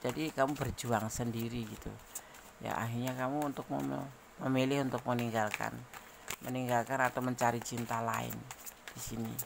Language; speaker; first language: Indonesian; native; Indonesian